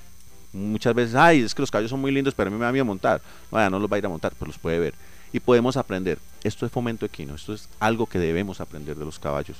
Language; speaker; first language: Spanish; native; Spanish